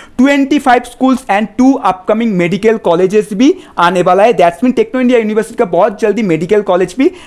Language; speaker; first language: Hindi; non-native, local second language; Bangla